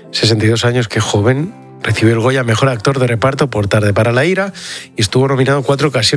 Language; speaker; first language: Spanish; native; Spanish